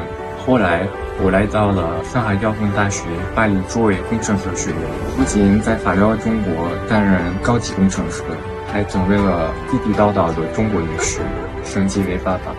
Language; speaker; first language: Chinese; early bilingual, heritage; Chinese